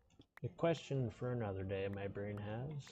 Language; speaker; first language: English; native; English